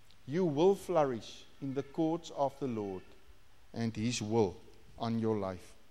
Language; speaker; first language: English; non-native, local second language; Afrikaans